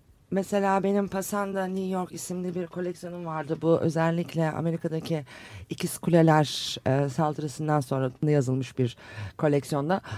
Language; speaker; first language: Turkish; native; Turkish